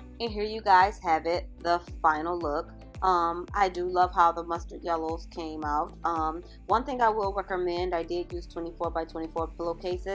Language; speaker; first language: English; native; English